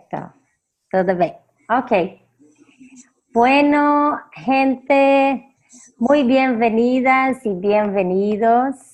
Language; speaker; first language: Spanish; non-native, fluent; Portuguese